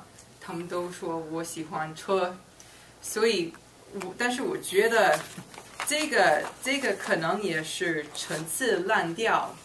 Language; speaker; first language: Chinese; non-native, fluent; English